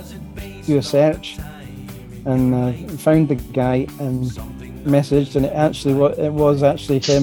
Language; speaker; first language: English; native; English